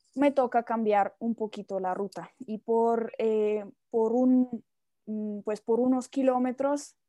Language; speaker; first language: Spanish; non-native, fluent; Russian